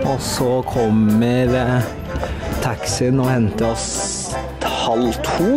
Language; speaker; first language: Norwegian; native; Norwegian